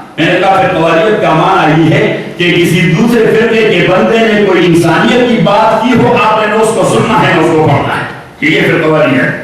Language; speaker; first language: Urdu; non-native, local second language; Pashto